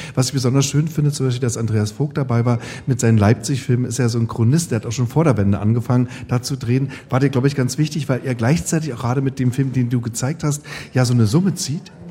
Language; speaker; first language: German; native; German